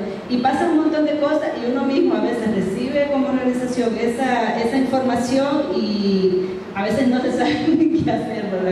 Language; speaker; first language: Spanish; native; Spanish